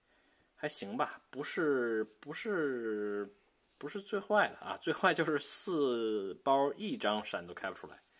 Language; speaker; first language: Chinese; native; Chinese